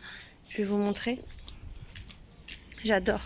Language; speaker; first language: French; native; French